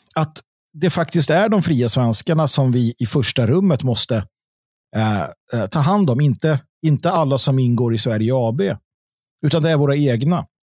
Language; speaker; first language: Swedish; native; Swedish